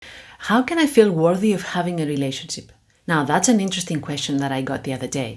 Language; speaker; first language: English; non-native, fluent; Greek